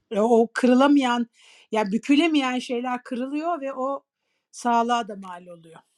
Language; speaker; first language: Turkish; native; Turkish